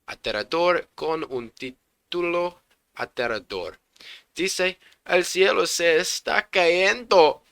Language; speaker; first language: Spanish; non-native, learner; English